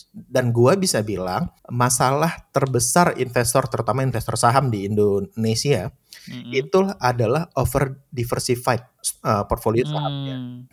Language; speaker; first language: Indonesian; native; Indonesian